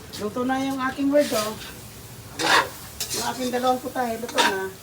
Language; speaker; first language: Filipino; non-native, local second language; Cebuano